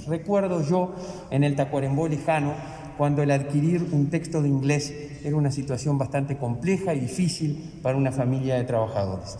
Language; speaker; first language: Spanish; native; Spanish